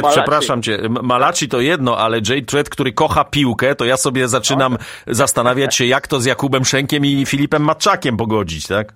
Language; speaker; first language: Polish; native; Polish